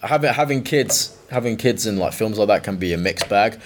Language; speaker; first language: English; native; English